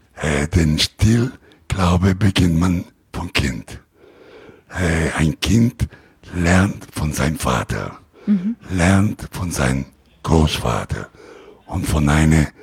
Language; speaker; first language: German; non-native, learner; Italian